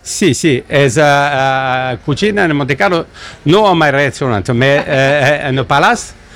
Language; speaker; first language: Italian; non-native, learner; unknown